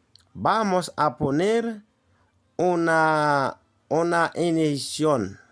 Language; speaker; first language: Spanish; non-native, learner; Haitian Creole